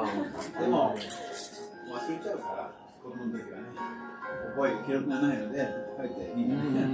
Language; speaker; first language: Japanese; non-native, fluent; English